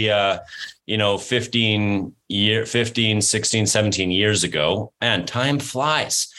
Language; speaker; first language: English; native; English